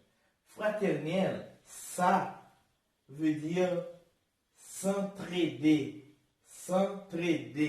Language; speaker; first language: French; non-native, learner; Portuguese